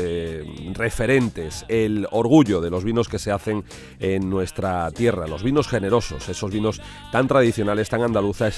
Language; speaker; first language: Spanish; native; Spanish